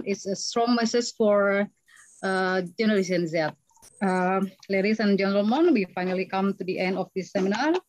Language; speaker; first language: English; non-native, fluent; Indonesian